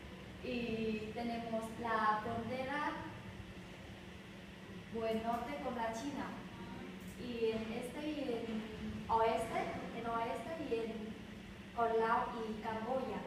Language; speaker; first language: Spanish; non-native, learner; Vietnamese